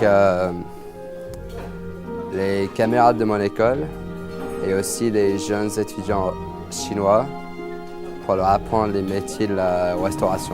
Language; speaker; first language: French; native; French